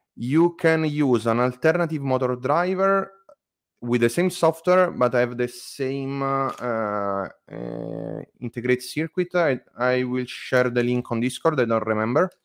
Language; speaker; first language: English; non-native, learner; Italian